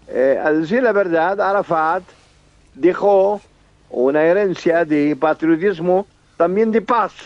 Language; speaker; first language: Spanish; non-native, fluent; Arabic